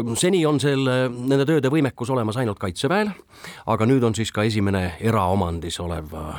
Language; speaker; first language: Estonian; native; Estonian